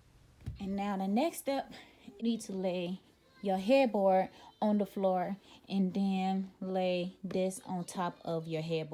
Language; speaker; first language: English; native; English